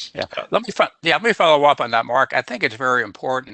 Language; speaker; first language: English; native; English